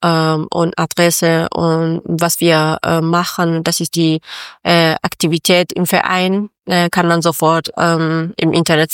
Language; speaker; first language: German; non-native, learner; Persian